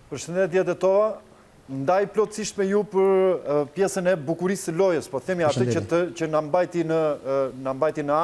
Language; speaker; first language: Albanian; native; Albanian